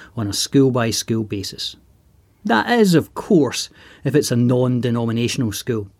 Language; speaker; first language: English; native; English